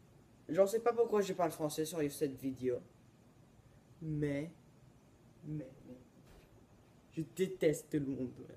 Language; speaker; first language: French; non-native, learner; English